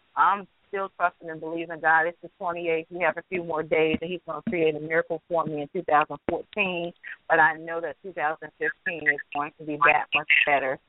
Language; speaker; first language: English; native; English